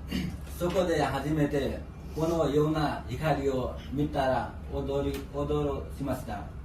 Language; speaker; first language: Japanese; non-native, learner; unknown